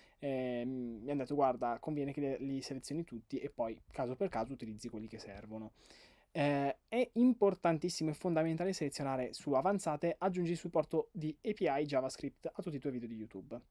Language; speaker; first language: Italian; native; Italian